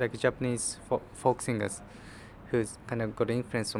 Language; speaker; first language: English; non-native, fluent; Japanese